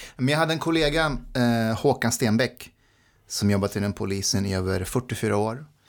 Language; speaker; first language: Swedish; early bilingual, other home language; Persian